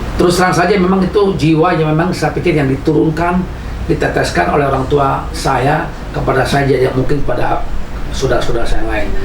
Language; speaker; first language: Indonesian; native; Indonesian